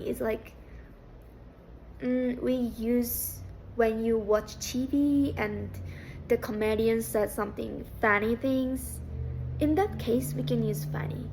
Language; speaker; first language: English; non-native, fluent; Japanese